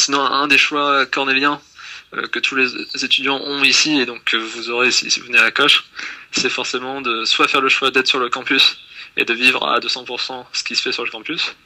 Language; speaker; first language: French; native; French